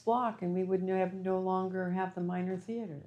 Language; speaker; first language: English; native; English